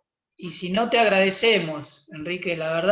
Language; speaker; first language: Spanish; native; Spanish